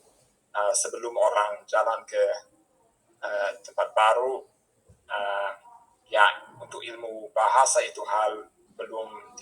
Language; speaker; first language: Indonesian; non-native, fluent; English